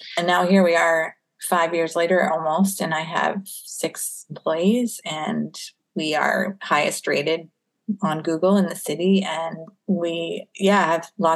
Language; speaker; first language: English; native; English